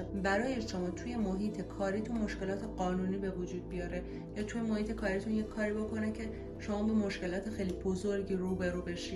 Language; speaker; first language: Persian; native; Persian